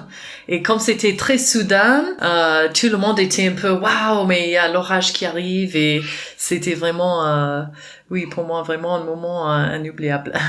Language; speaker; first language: French; non-native, fluent; English